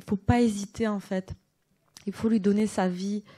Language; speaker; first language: French; native; French